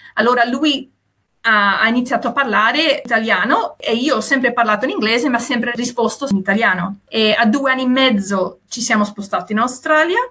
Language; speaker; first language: Italian; non-native, fluent; Spanish